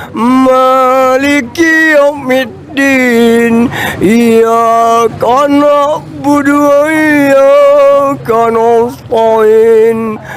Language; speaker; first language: Indonesian; non-native, local second language; Nias